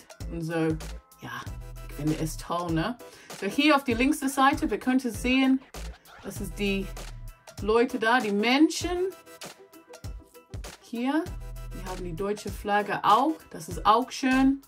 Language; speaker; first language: German; non-native, learner; English